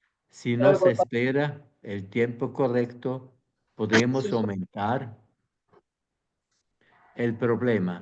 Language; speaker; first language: Spanish; non-native, fluent; Swiss German